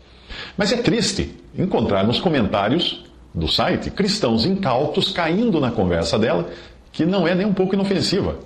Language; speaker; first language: Portuguese; native; Portuguese